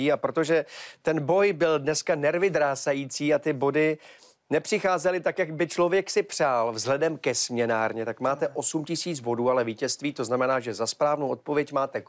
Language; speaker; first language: Czech; native; Czech